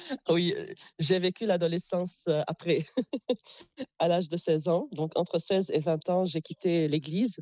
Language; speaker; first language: French; non-native, local second language; Arabic